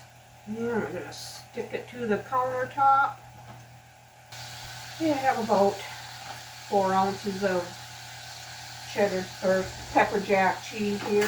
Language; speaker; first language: English; native; English